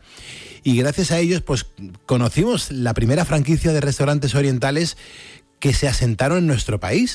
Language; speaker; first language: Spanish; native; Spanish